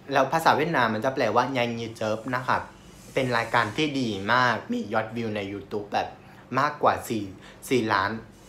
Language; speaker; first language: Thai; non-native, fluent; Vietnamese